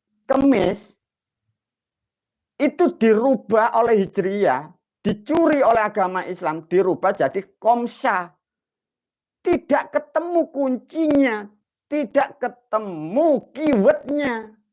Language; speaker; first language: Indonesian; non-native, local second language; Javanese